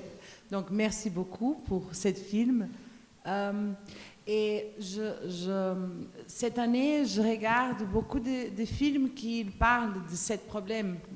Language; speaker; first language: French; non-native, learner; Portuguese